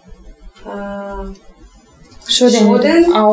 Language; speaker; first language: Latvian; non-native, local second language; Russian